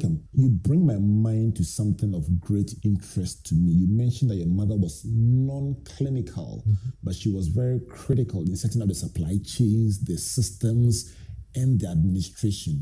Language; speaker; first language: English; non-native, local second language; Akan